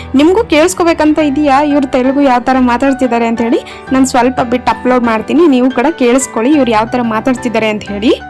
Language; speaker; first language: Kannada; non-native, local second language; Telugu